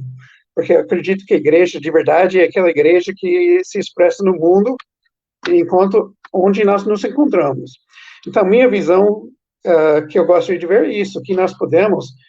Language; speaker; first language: Portuguese; non-native, fluent; English